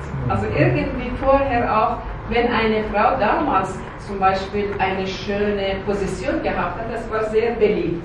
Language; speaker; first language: German; non-native, learner; Persian